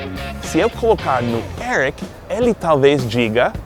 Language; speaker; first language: Portuguese; non-native, fluent; English